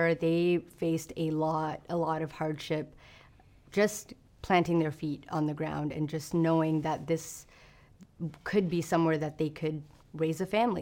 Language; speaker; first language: English; native; English